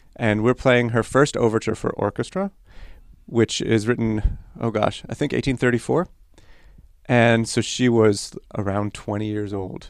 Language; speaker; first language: English; early bilingual, other home language; Polish